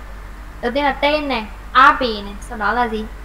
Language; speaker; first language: Vietnamese; native; Vietnamese